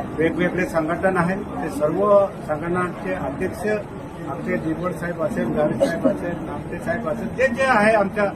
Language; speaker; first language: Marathi; non-native, local second language; Bhili